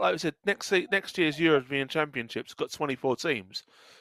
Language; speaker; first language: English; native; English